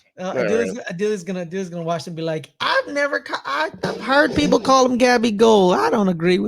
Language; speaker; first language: English; native; English